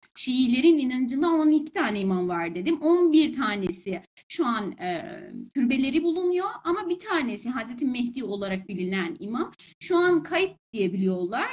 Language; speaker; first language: Turkish; non-native, fluent; Persian